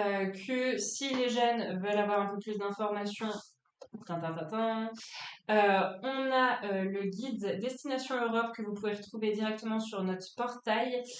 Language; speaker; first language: French; native; French